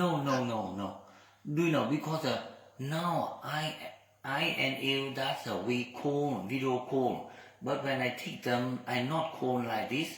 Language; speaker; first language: English; non-native, learner; Vietnamese